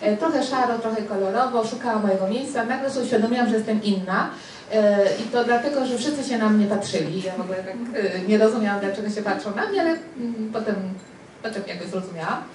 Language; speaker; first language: Polish; early bilingual, heritage; Spanish